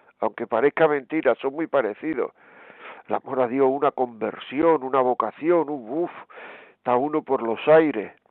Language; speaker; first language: Spanish; native; Spanish